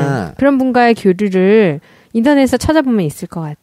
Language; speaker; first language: Korean; native; Korean